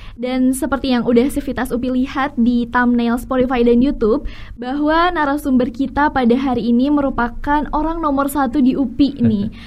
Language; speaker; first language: Indonesian; native; Indonesian